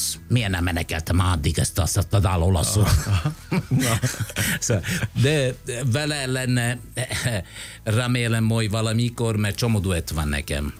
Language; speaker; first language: Hungarian; non-native, fluent; Italian